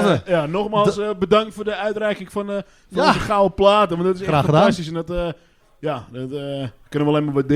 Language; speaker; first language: Dutch; native; Dutch